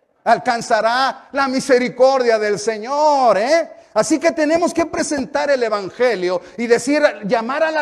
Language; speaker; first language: Spanish; native; Spanish